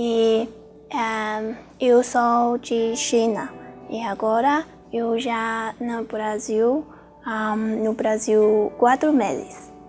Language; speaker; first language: Portuguese; non-native, learner; Chinese